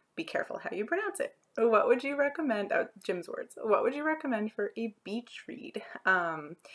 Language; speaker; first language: English; native; English